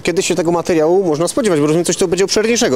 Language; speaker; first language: Polish; native; Polish